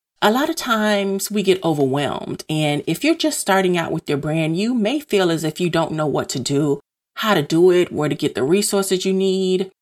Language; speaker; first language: English; native; English